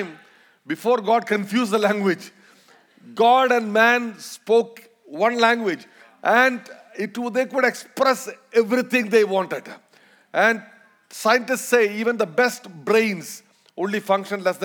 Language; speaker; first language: English; non-native, local second language; Malayalam